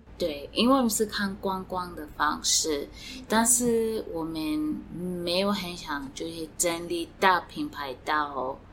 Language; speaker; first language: Chinese; non-native, fluent; Swati